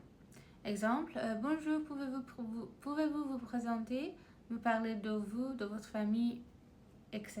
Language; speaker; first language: French; non-native, learner; Persian